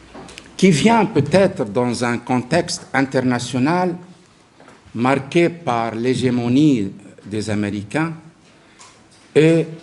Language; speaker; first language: French; non-native, local second language; Arabic